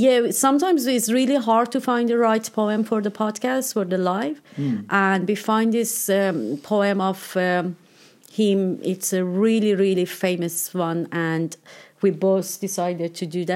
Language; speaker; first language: English; non-native, fluent; Persian